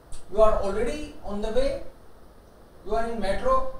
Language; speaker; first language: English; non-native, local second language; Hindi